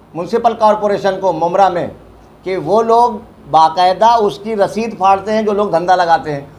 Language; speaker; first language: Hindi; non-native, local second language; Urdu